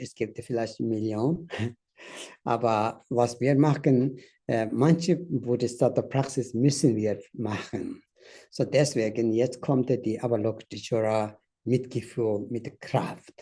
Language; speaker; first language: German; non-native, fluent; Tibetan